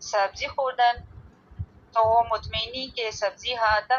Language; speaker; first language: Persian; non-native, learner; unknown